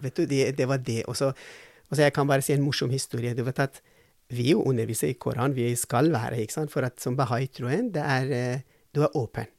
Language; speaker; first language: Norwegian; non-native, fluent; Persian